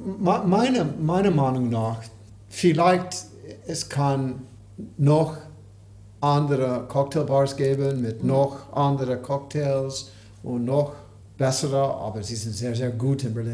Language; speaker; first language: German; non-native, learner; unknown